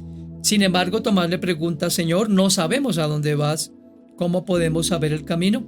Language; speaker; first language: Spanish; native; Spanish